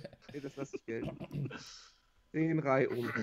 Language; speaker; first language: German; native; German